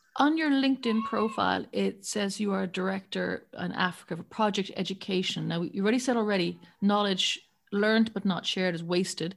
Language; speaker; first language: English; native; English